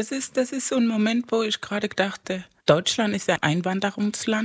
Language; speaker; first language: German; native; German